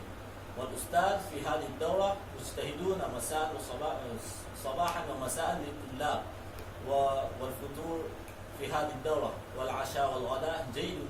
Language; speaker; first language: Arabic; non-native, learner; Urdu